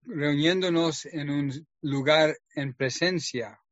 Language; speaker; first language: Spanish; non-native, fluent; English